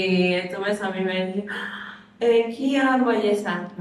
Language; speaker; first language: French; non-native, learner; Spanish